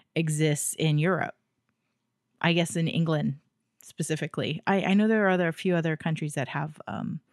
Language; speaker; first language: English; native; English